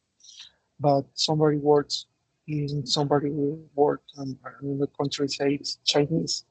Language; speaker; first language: English; non-native, learner; Spanish